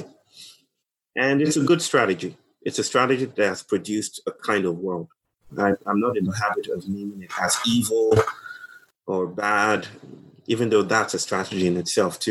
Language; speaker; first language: English; non-native, local second language; Yoruba